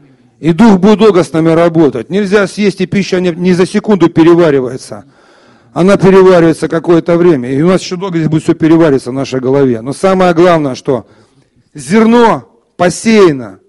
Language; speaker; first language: Russian; native; Russian